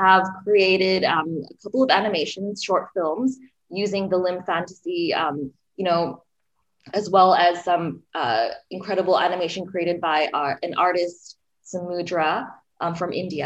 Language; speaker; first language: English; native; English